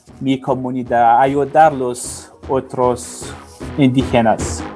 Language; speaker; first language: Spanish; non-native, learner; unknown